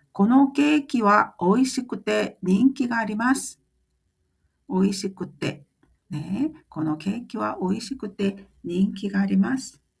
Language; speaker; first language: Japanese; non-native, fluent; Korean